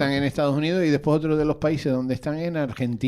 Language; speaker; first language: Spanish; native; Spanish